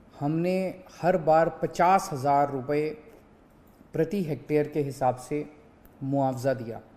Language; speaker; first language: Hindi; native; Hindi